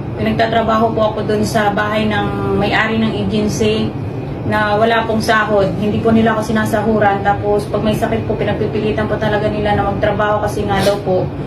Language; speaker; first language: Filipino; non-native, local second language; Hiligaynon